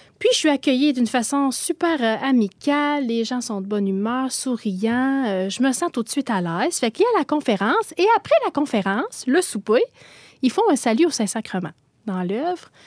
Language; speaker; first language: French; native; French